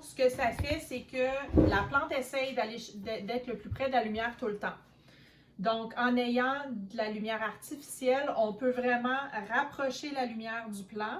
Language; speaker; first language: French; native; French